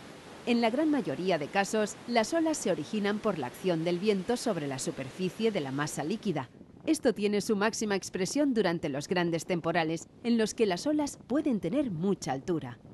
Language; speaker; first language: Spanish; native; Spanish